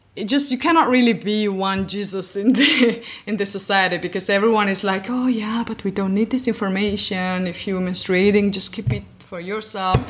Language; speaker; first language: English; non-native, fluent; Georgian